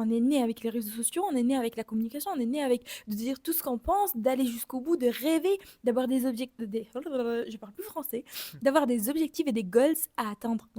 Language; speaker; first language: French; native; French